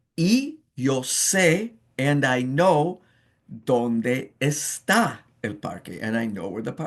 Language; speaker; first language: Spanish; non-native, fluent; English